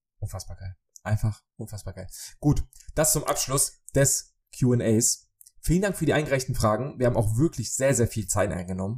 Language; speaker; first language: German; early bilingual, other home language; Polish